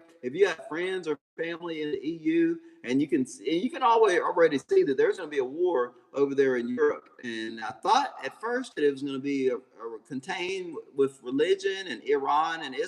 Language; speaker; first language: English; native; English